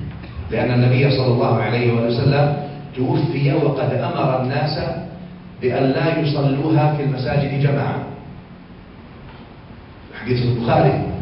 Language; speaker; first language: Arabic; native; Arabic